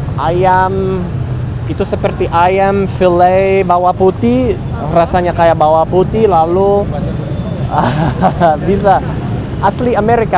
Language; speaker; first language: Indonesian; non-native, learner; English